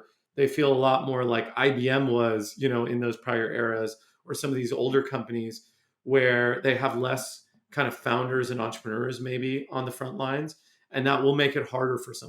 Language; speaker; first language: English; native; English